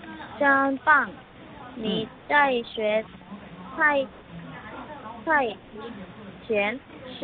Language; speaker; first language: Chinese; non-native, learner; Korean